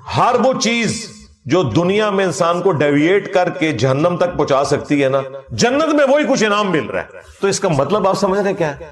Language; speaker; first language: Urdu; non-native, local second language; Punjabi